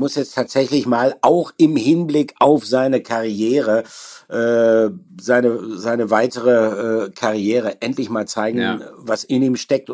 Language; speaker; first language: German; native; German